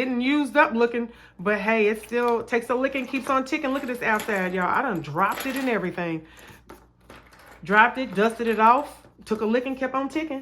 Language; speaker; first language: English; native; English